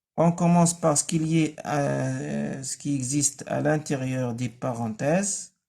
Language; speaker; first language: French; non-native, local second language; Arabic